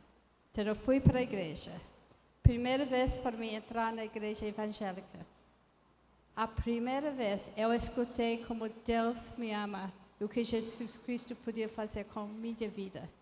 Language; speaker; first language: Portuguese; non-native, fluent; English